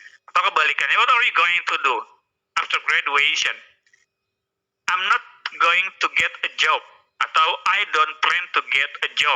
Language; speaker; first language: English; non-native, fluent; Indonesian